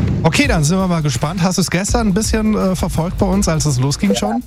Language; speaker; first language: German; native; German